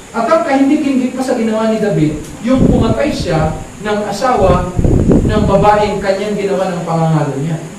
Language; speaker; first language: Filipino; native; Filipino